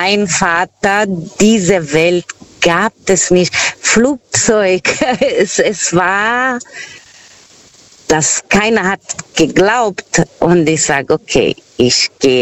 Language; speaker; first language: German; non-native, fluent; Portuguese